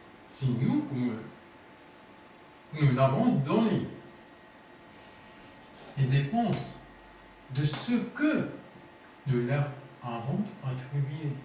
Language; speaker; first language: French; non-native, fluent; Arabic